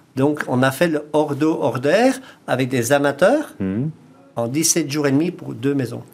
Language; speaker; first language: French; native; French